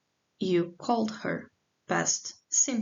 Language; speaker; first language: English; non-native, fluent; Portuguese